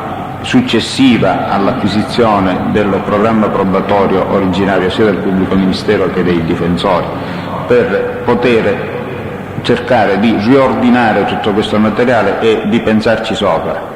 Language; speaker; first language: Italian; native; Italian